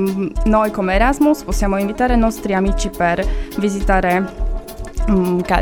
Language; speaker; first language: Italian; non-native, learner; Slovak